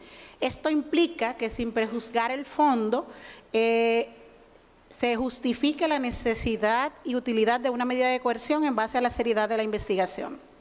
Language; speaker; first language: Spanish; native; Spanish